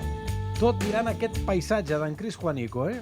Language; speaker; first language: Catalan; native; Catalan